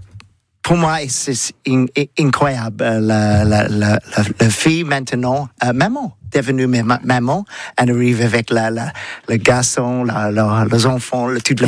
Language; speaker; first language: French; non-native, learner; English